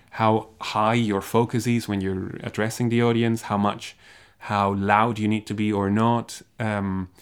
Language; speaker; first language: English; non-native, fluent; Spanish